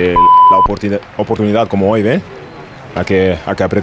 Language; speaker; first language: Spanish; non-native, fluent; German